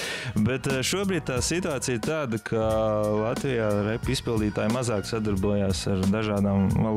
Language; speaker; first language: Latvian; native; Latvian